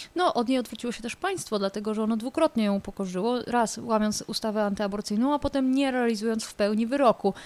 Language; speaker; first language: Polish; native; Polish